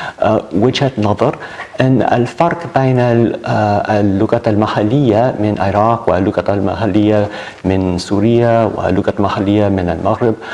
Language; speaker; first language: Arabic; non-native, learner; English